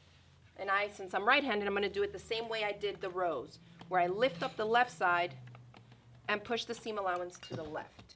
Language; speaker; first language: English; native; English